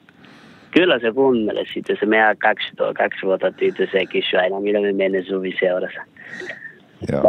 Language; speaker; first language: Finnish; non-native, learner; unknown